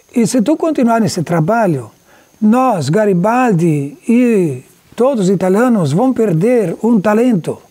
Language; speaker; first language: Portuguese; native; Portuguese